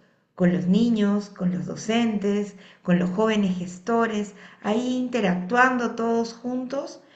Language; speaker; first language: Spanish; native; Spanish